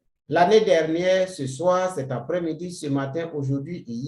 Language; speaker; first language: French; non-native, fluent; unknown